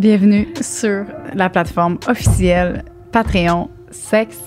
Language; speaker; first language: French; native; French